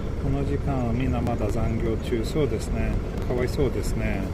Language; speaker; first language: Japanese; non-native, fluent; Swedish